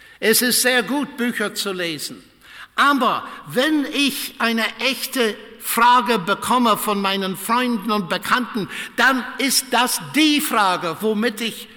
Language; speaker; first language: German; non-native, fluent; English